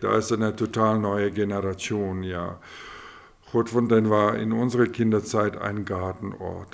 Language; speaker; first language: German; non-native, local second language; Afrikaans